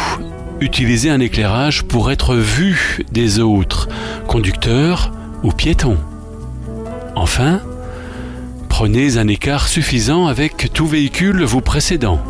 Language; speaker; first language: French; native; French